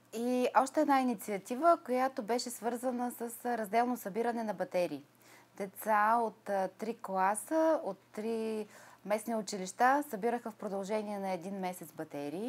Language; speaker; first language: Bulgarian; native; Bulgarian